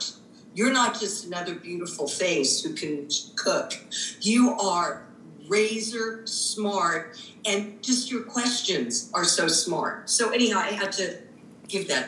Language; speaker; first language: English; native; English